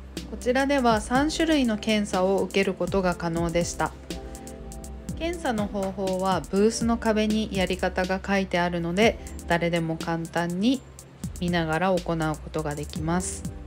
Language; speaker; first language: Japanese; native; Japanese